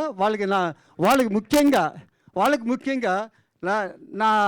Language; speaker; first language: Telugu; native; Telugu